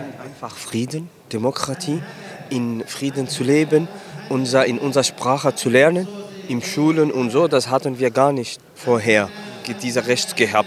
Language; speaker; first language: German; non-native, learner; Kurdish